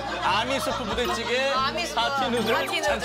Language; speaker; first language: Korean; native; Korean